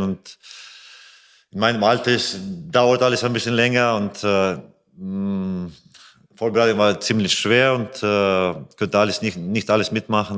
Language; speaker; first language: German; non-native, fluent; Latvian